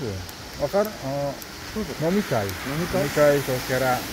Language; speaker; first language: Japanese; non-native, learner; Indonesian